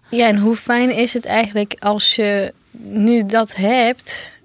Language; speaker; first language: Dutch; non-native, fluent; Portuguese